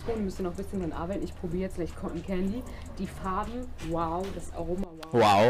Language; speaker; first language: German; native; German